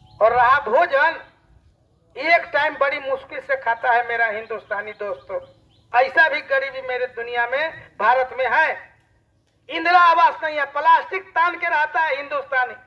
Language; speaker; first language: Hindi; native; Hindi